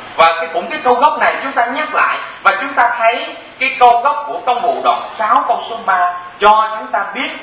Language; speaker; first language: Vietnamese; early bilingual, heritage; Vietnamese